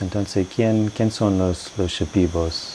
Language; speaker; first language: Spanish; non-native, fluent; English